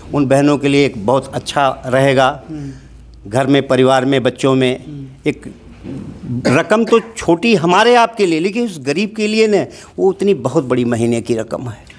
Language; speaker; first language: Hindi; native; Hindi